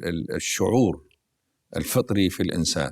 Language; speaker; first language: Arabic; native; Arabic